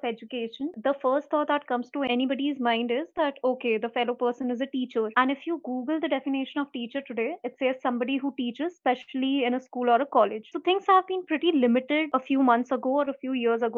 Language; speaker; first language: English; non-native, local second language; Hindi